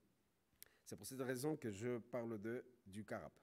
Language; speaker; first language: French; non-native, fluent; Spanish